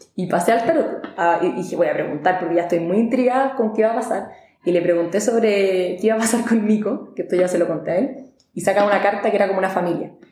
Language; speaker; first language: Spanish; native; Spanish